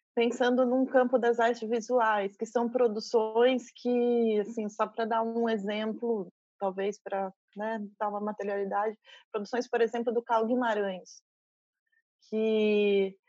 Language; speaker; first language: Portuguese; native; Portuguese